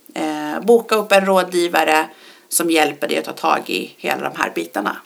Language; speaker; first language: Swedish; early bilingual, other home language; Persian